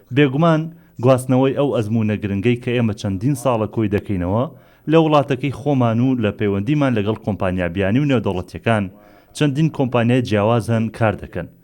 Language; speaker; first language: Central Kurdish; non-native, fluent; Arabic